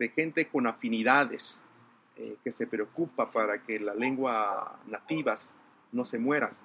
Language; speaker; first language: Spanish; non-native, local second language; Zapotec